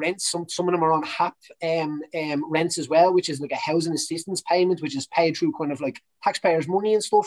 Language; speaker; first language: English; native; English